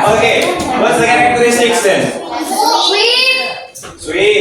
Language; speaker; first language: English; non-native, fluent; Indonesian